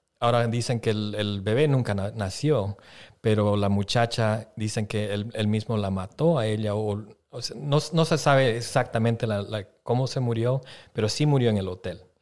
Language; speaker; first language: Spanish; early bilingual, heritage; Spanish